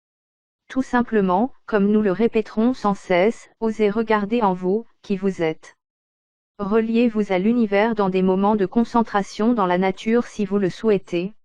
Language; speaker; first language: French; native; French